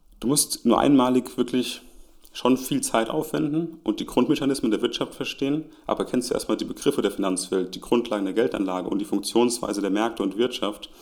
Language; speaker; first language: German; native; German